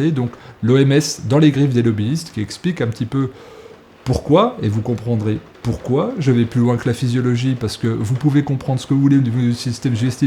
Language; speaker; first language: French; native; French